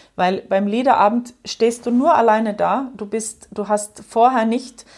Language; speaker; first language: German; non-native, fluent; Finnish